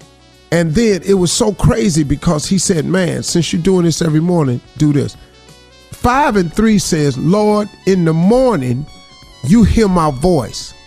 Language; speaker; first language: English; native; English